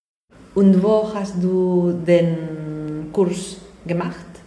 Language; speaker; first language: German; non-native, learner; Spanish